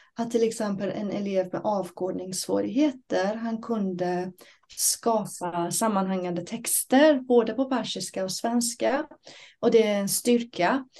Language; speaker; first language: Swedish; non-native, fluent; Persian